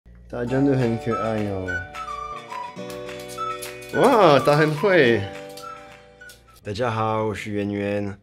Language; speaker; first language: Chinese; non-native, fluent; French